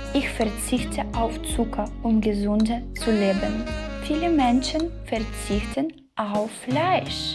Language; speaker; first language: German; non-native, fluent; Ukrainian